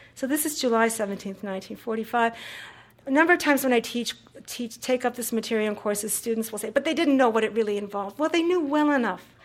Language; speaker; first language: English; early bilingual, other home language; Japanese